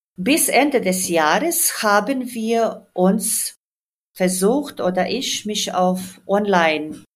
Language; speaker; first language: German; non-native, fluent; Croatian